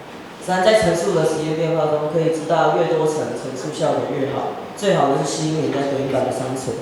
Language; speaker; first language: Chinese; native; Chinese